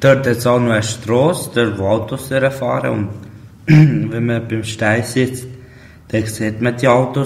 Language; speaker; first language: German; early bilingual, other home language; Albanian